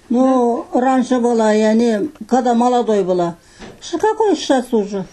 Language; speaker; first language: Russian; non-native, local second language; Kazakh